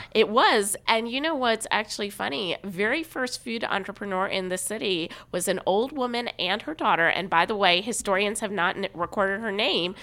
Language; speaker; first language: English; native; English